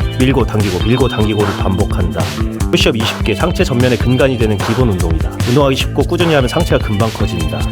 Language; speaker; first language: Korean; native; Korean